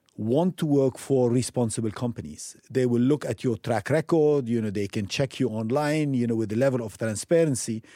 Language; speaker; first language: English; non-native, fluent; Arabic